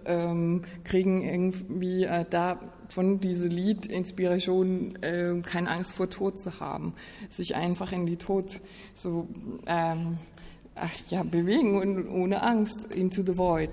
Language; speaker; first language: German; non-native, fluent; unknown